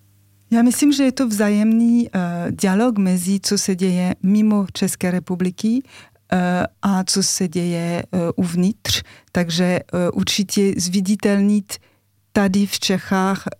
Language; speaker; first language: Czech; non-native, fluent; French